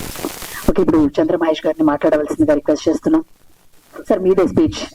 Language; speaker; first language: Telugu; native; Telugu